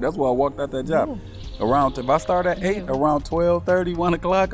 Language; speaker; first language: English; native; English